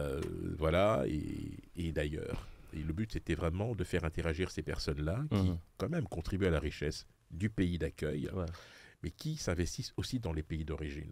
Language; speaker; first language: French; native; French